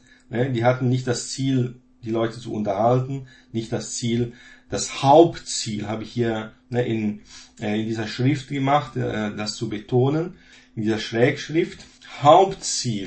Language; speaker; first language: German; non-native, fluent; Portuguese